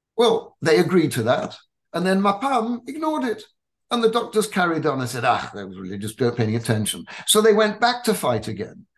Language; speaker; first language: English; native; English